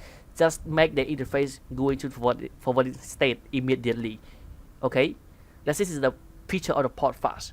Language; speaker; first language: English; non-native, fluent; Khmer